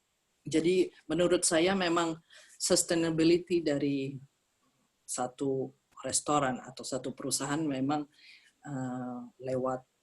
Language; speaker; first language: Indonesian; early bilingual, heritage; Indonesian